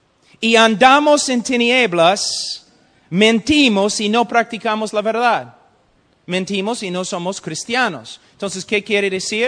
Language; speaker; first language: Spanish; non-native, fluent; English